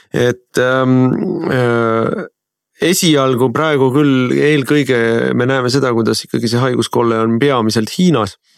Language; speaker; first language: Estonian; native; Estonian